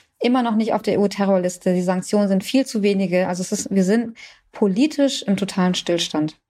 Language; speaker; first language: German; early bilingual, other home language; Persian